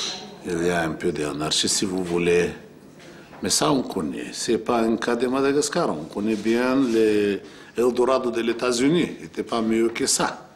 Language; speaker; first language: French; non-native, fluent; Bulgarian